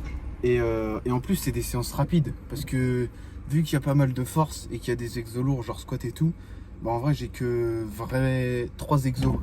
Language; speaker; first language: French; native; French